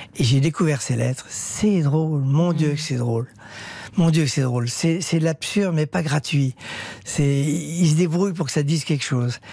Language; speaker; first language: French; native; French